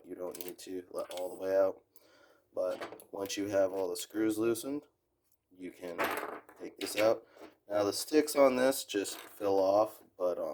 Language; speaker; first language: English; native; English